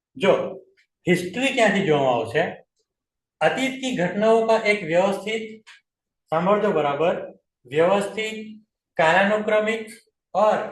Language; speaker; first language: Hindi; non-native, local second language; Gujarati